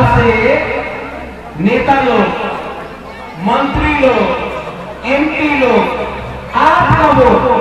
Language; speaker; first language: Hindi; non-native, local second language; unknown